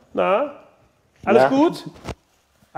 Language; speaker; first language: German; native; German